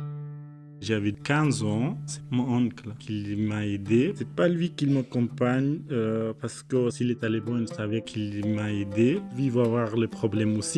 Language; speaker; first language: French; non-native, learner; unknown